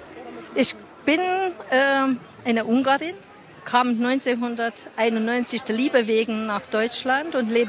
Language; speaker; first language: German; non-native, fluent; Hungarian